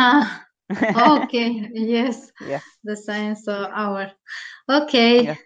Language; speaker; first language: English; non-native, learner; Romanian